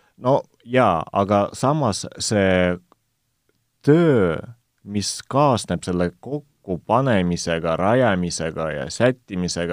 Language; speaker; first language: Estonian; non-native, local second language; Russian